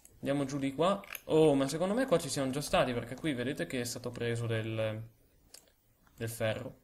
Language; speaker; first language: Italian; native; Italian